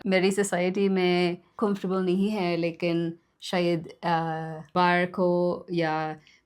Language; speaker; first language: Hindi; non-native, learner; English